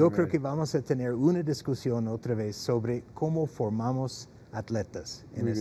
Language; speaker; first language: Spanish; non-native, fluent; English